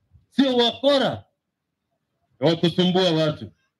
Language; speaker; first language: Swahili; non-native, local second language; Kalenjin